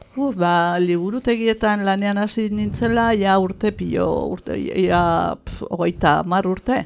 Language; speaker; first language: Basque; native; Basque